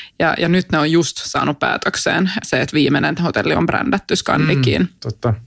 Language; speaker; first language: Finnish; non-native, local second language; Swedish